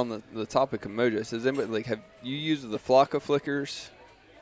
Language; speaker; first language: English; native; English